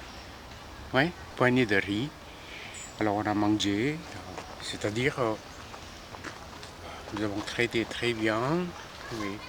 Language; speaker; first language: French; non-native, fluent; Korean